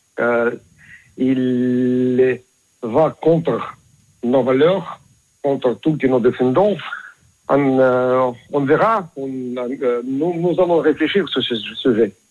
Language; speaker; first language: French; non-native, learner; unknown